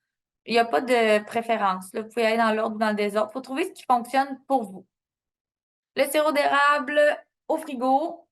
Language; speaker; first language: French; native; French